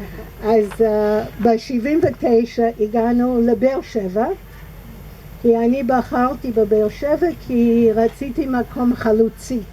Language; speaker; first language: Hebrew; non-native, fluent; English